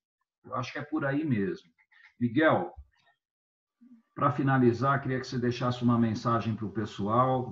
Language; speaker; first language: Portuguese; native; Portuguese